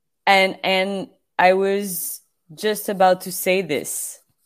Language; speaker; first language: English; non-native, fluent; French